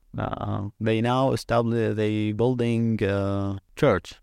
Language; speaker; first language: English; non-native, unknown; Arabic